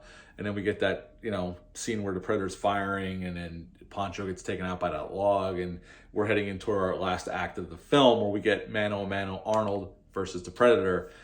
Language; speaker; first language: English; native; English